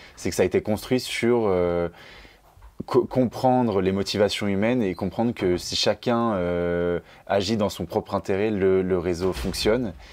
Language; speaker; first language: French; native; French